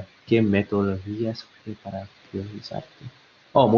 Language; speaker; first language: Spanish; non-native, learner; English